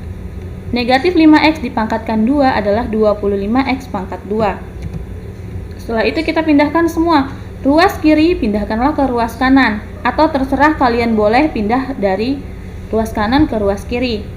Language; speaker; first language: Indonesian; native; Indonesian